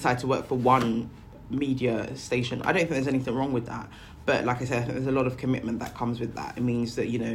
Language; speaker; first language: English; native; English